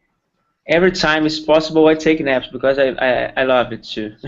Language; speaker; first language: English; non-native, learner; Portuguese